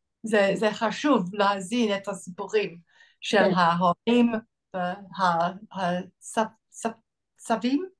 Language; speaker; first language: Hebrew; non-native, learner; English